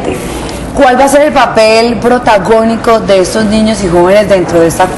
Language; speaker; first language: Spanish; native; Spanish